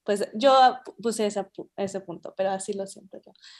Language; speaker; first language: Spanish; early bilingual, heritage; Spanish